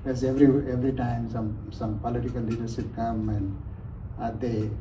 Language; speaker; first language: English; non-native, fluent; Nepali